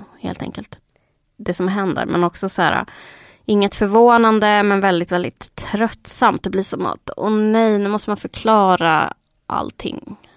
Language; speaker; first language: Swedish; early bilingual, other home language; Spanish